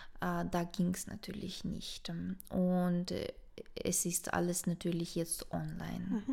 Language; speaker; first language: German; non-native, fluent; Ukrainian